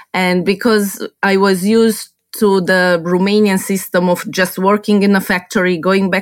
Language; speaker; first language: English; non-native, fluent; Romanian